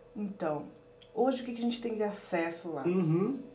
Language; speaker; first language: Portuguese; early bilingual, heritage; Spanish